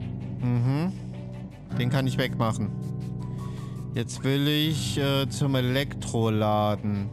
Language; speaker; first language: German; native; German